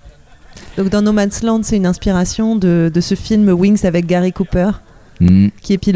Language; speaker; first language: French; native; French